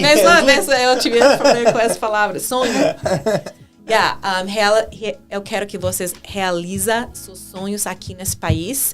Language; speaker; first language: Portuguese; non-native, fluent; English